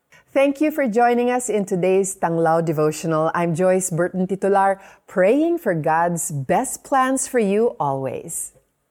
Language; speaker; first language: English; non-native, local second language; Filipino